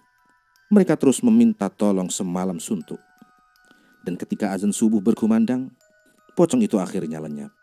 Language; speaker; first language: Indonesian; native; Indonesian